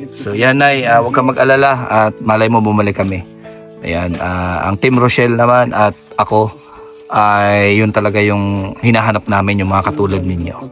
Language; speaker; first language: Filipino; native; Filipino